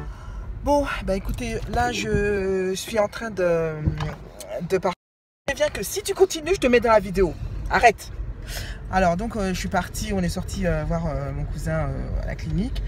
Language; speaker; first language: French; native; French